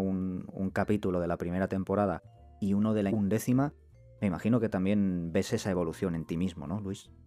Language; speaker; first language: Spanish; native; Spanish